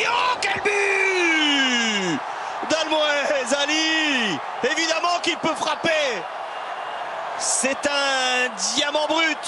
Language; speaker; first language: French; native; French